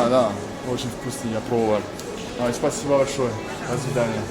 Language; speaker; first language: Russian; non-native, learner; French